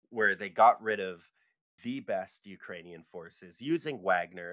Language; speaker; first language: English; native; English